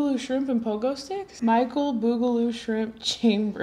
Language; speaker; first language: English; native; English